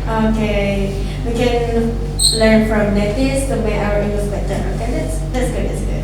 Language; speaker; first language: English; non-native, learner; Indonesian